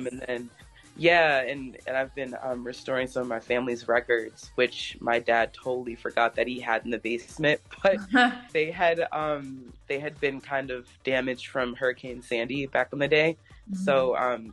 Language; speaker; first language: English; native; English